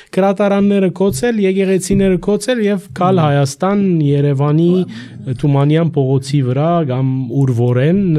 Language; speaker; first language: Armenian; early bilingual, heritage; Armenian